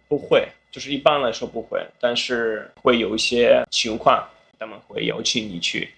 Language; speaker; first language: Chinese; non-native, fluent; Ukrainian